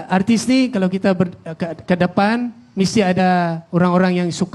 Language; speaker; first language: Indonesian; non-native, fluent; Filipino